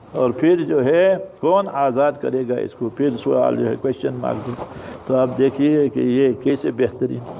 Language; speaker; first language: Urdu; early bilingual, heritage; English